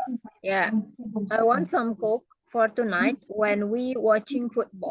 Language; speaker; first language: English; non-native, fluent; Indonesian